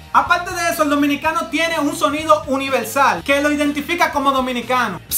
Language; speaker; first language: Spanish; native; Spanish